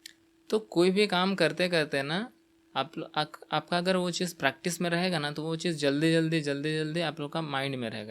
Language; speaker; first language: Hindi; non-native, local second language; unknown